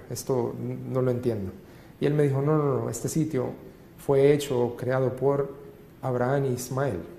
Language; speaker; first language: Spanish; early bilingual, other home language; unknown